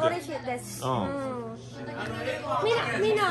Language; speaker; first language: Japanese; non-native, learner; Filipino